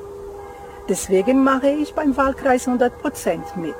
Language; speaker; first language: German; non-native, fluent; Portuguese